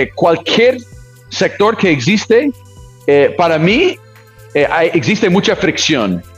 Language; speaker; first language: Spanish; non-native, fluent; English